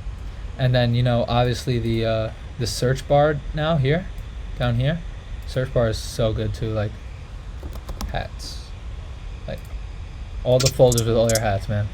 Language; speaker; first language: English; native; English